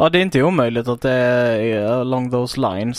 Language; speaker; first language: Swedish; native; Swedish